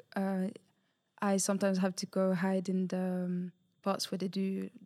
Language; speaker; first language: English; early bilingual, other home language; Portuguese